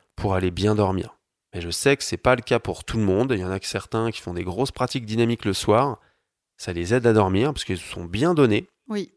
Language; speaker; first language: French; native; French